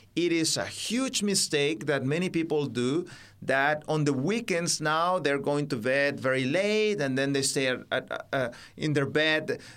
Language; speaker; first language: English; non-native, fluent; Spanish